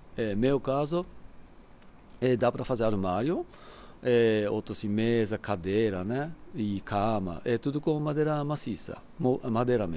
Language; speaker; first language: Portuguese; non-native, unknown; Japanese